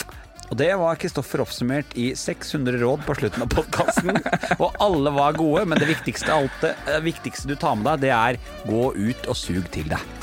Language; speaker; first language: Norwegian; native; Norwegian